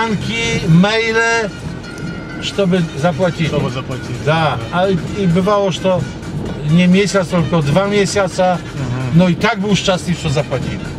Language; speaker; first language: Russian; non-native, learner; Polish